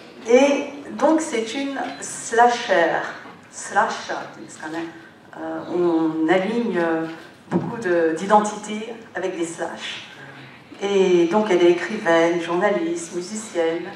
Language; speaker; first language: French; non-native, fluent; Japanese